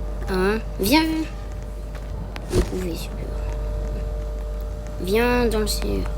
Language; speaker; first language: French; native; French